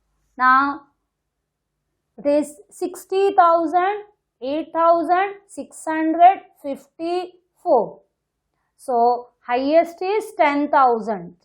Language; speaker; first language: Hindi; non-native, local second language; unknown